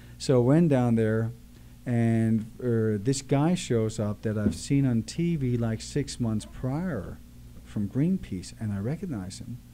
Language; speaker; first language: English; non-native, fluent; Danish